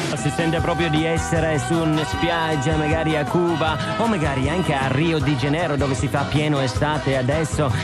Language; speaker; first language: Italian; non-native, fluent; English